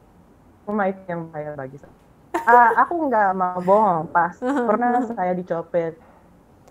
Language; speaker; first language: Indonesian; non-native, fluent; Filipino